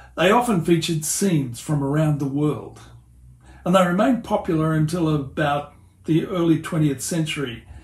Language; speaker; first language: English; native; English